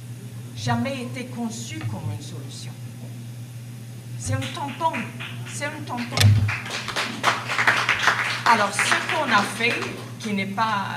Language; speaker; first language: French; non-native, fluent; Swedish